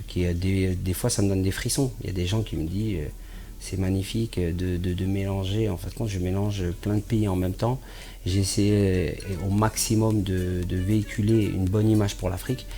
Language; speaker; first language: French; native; French